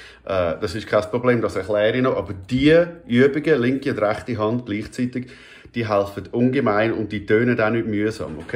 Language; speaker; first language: German; native; German